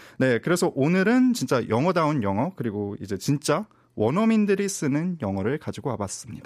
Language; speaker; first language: Korean; native; Korean